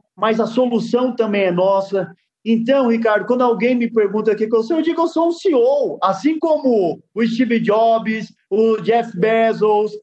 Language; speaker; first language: Portuguese; native; Portuguese